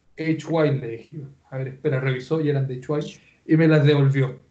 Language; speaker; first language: Spanish; native; Spanish